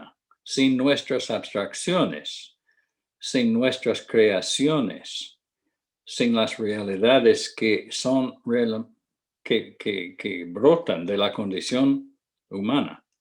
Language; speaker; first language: Spanish; non-native, fluent; English